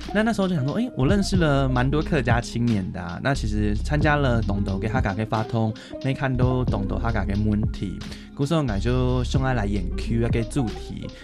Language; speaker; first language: Chinese; native; Chinese